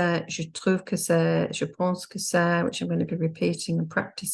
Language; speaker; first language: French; non-native, fluent; English